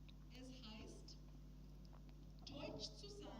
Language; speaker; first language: German; non-native, learner; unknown